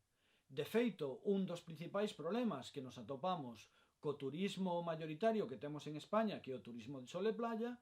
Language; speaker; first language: Galician; non-native, local second language; Spanish